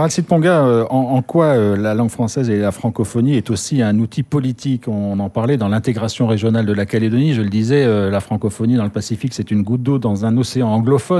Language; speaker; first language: French; native; French